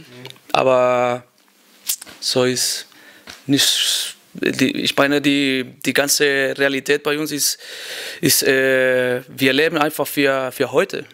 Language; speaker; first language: German; non-native, fluent; Spanish